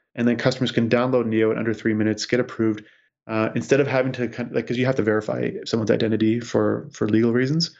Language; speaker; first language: English; native; English